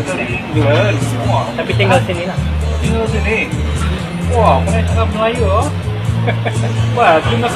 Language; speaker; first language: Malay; non-native, learner; English